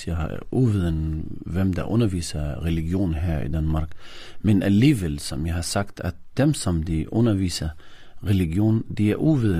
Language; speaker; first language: Danish; non-native, fluent; Arabic